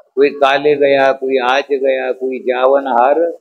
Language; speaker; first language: Hindi; non-native, local second language; Marathi